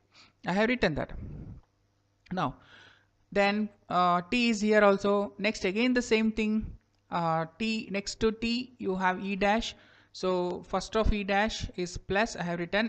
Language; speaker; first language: English; non-native, local second language; Kannada